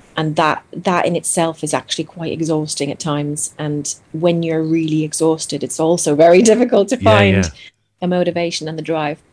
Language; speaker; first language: English; non-native, fluent; Greek